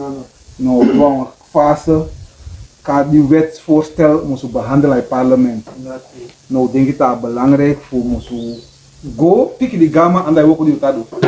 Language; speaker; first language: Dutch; non-native, local second language; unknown